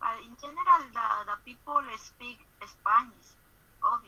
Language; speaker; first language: English; non-native, learner; Spanish